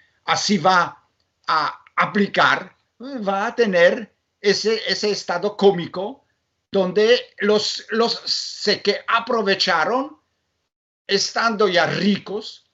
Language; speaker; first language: Spanish; non-native, fluent; Polish